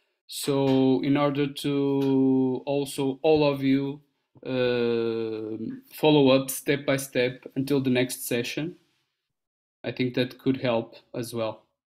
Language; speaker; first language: English; non-native, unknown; Portuguese